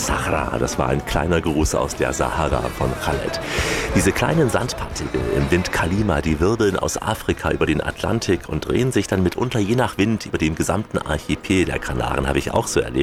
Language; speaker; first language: German; native; German